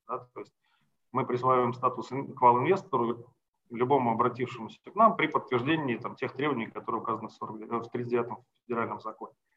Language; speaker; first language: Russian; native; Russian